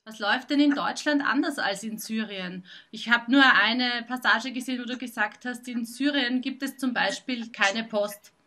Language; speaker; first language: German; native; German